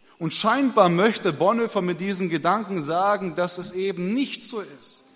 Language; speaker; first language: German; native; German